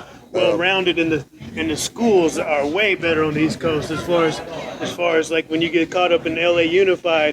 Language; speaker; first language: English; native; English